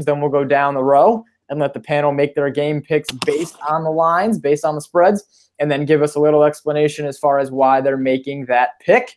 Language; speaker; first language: English; native; English